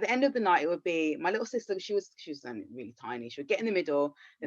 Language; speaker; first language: English; native; English